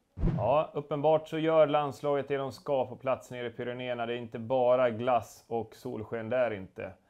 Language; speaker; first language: Swedish; native; Swedish